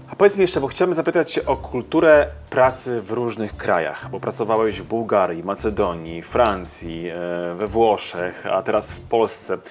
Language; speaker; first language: Polish; native; Polish